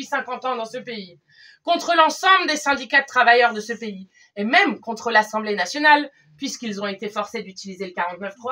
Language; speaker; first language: French; native; French